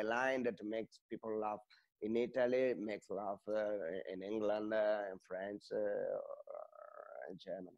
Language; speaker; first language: English; non-native, fluent; Italian